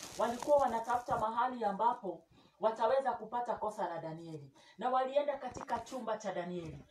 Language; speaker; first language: Swahili; non-native, local second language; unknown